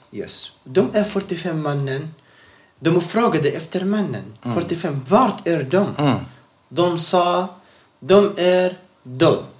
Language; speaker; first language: Swedish; non-native, learner; Arabic